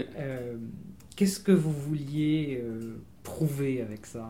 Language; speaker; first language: French; native; French